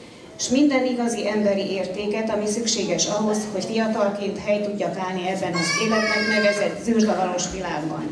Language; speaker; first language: Hungarian; native; Hungarian